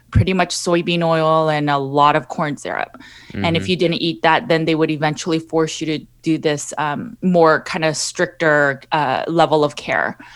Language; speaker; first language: English; native; English